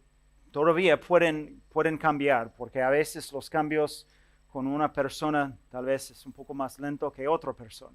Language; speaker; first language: Spanish; non-native, fluent; English